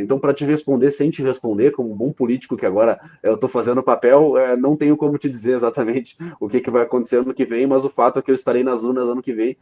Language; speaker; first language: Portuguese; native; Portuguese